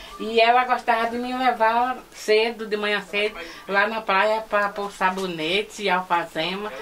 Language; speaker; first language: Portuguese; native; Portuguese